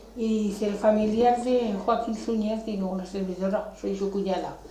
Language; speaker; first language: Spanish; non-native, local second language; Catalan